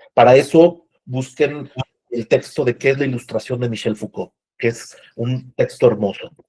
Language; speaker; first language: Spanish; native; Spanish